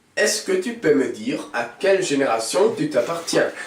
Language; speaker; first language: French; non-native, learner; Dutch